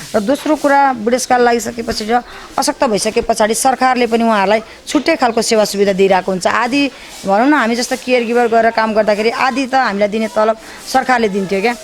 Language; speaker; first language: Nepali; native; Nepali